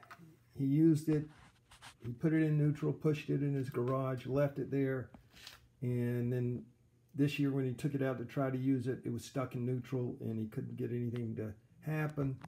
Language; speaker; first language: English; native; English